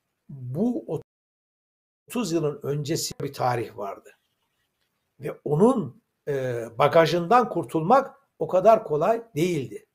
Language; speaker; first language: Turkish; native; Turkish